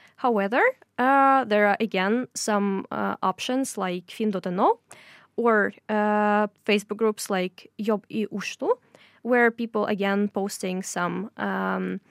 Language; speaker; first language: English; non-native, fluent; Russian